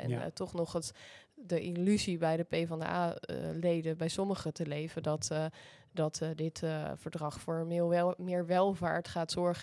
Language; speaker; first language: Dutch; native; Dutch